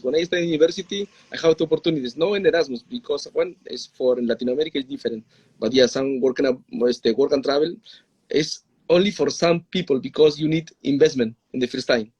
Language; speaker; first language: English; non-native, learner; Spanish